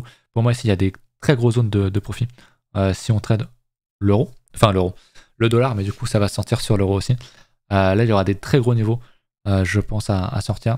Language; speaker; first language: French; native; French